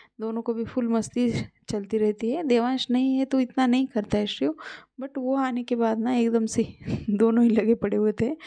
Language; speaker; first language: Hindi; non-native, local second language; Marathi